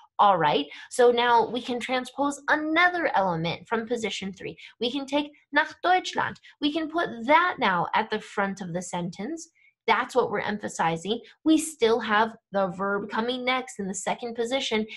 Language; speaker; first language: English; native; English